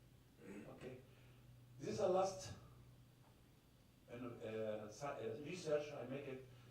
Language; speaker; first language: English; non-native, fluent; Arabic